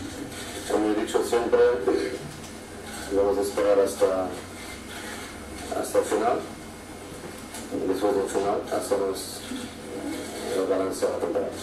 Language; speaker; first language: Spanish; non-native, fluent; Portuguese